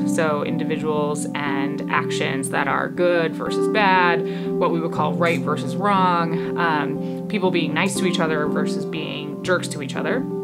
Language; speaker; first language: English; native; English